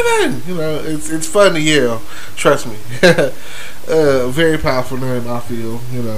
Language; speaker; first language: English; native; English